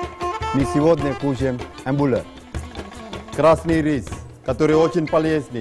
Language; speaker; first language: Russian; non-native, fluent; Sinhala